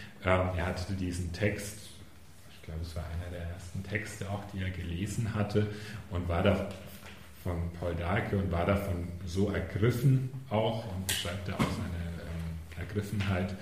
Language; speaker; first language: German; native; German